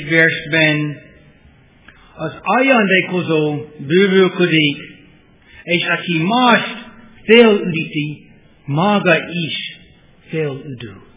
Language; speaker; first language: Hungarian; non-native, fluent; English